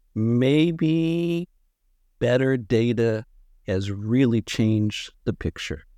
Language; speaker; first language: English; native; English